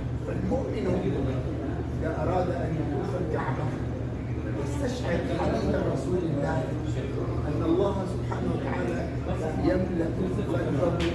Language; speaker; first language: Arabic; native; Arabic